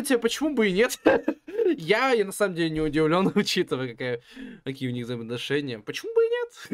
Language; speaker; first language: Russian; native; Russian